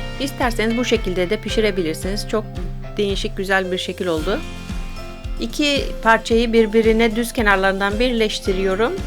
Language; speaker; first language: Turkish; native; Turkish